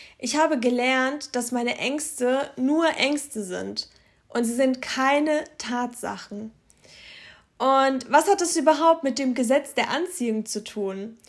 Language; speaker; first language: German; early bilingual, other home language; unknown